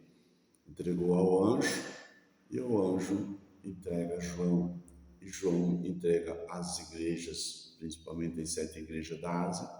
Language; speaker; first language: Portuguese; native; Portuguese